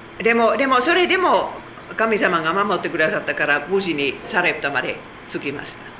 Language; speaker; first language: Japanese; non-native, fluent; Korean